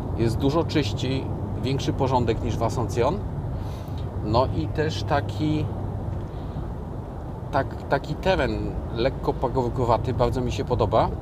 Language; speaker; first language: Polish; native; Polish